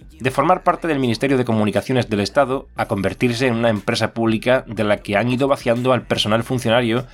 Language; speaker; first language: Spanish; native; Spanish